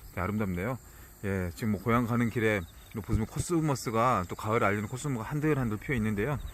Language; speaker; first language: Korean; native; Korean